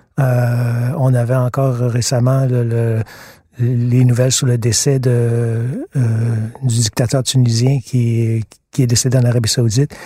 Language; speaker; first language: French; native; French